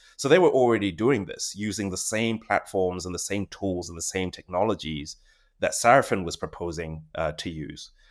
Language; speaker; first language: English; non-native, local second language; Shona